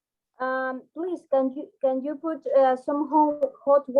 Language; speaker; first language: English; non-native, fluent; Spanish